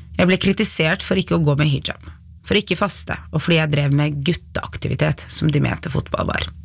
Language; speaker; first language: Norwegian; early bilingual, other home language; Arabic